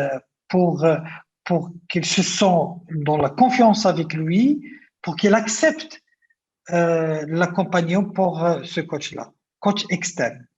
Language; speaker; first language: French; non-native, local second language; Arabic